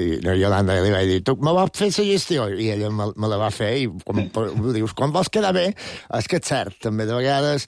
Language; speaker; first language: Catalan; native; Catalan